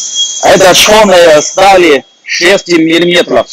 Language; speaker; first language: Russian; non-native, fluent; Chinese